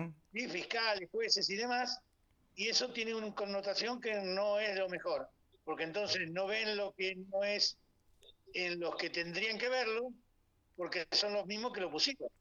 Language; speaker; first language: Spanish; native; Spanish